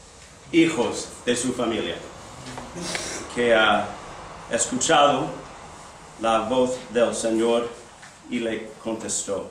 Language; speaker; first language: Spanish; non-native, fluent; English